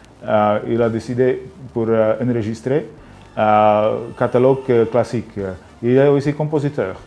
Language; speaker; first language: French; non-native, learner; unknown